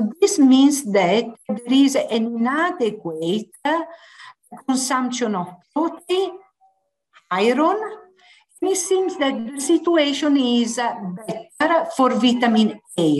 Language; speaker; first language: English; non-native, fluent; Italian